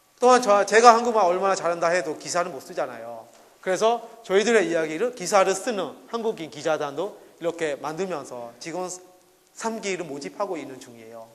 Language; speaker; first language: Korean; non-native, fluent; Burmese